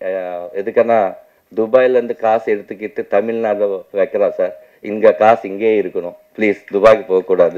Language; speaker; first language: Tamil; non-native, local second language; Telugu